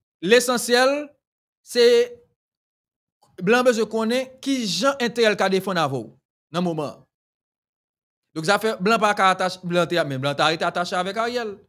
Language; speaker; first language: French; non-native, local second language; Haitian Creole